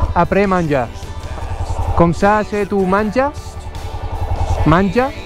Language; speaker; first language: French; non-native, learner; Spanish